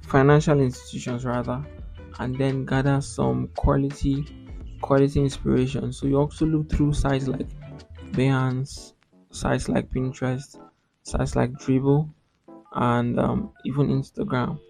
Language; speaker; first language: English; non-native, local second language; Yoruba